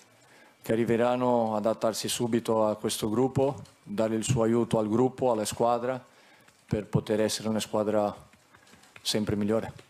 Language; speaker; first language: Italian; non-native, fluent; Portuguese